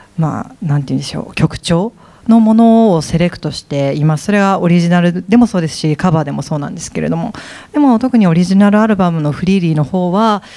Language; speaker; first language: Japanese; native; Japanese